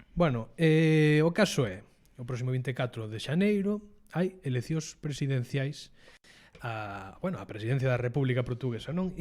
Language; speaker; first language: Galician; non-native, local second language; Spanish